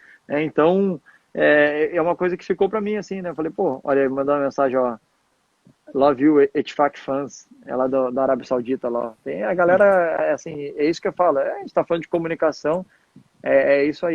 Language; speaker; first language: Portuguese; native; Portuguese